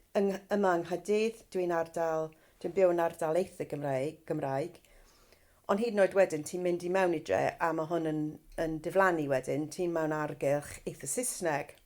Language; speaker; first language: Welsh; non-native, fluent; English